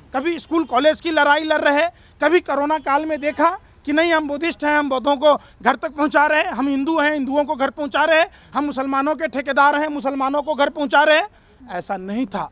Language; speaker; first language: Hindi; native; Hindi